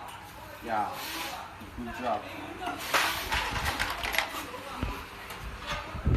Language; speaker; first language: English; non-native, learner; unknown